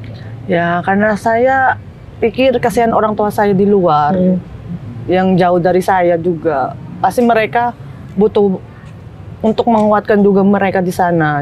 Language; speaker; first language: Indonesian; non-native, fluent; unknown